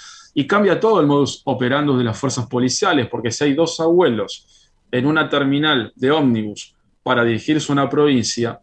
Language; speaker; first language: Spanish; native; Spanish